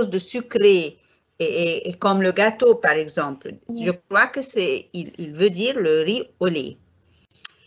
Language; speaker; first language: French; non-native, fluent; Arabic